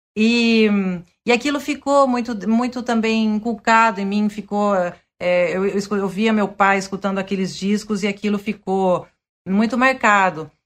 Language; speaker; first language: Portuguese; early bilingual, other home language; Spanish